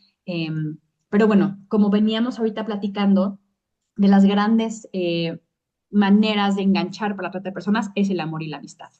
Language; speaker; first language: Spanish; native; Spanish